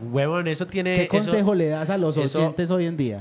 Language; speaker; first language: Spanish; native; Spanish